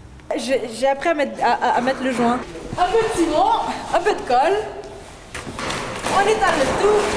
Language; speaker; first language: French; native; French